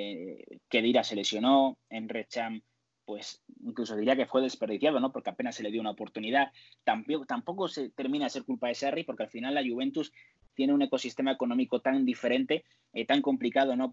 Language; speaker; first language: Spanish; native; Spanish